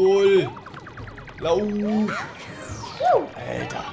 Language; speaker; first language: German; native; German